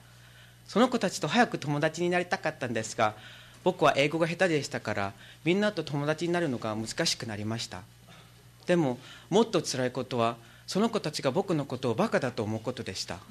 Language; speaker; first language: Japanese; non-native, learner; Korean